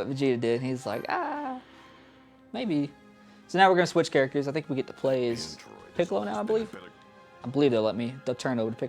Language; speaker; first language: English; native; English